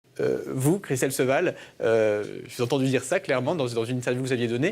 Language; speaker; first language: French; native; French